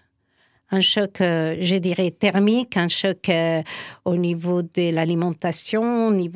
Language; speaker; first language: French; non-native, fluent; Spanish